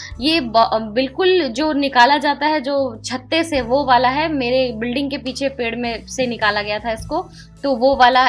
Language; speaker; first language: Hindi; native; Hindi